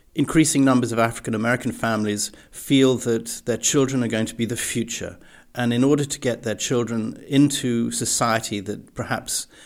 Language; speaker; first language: English; native; English